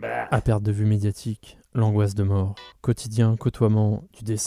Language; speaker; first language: French; native; French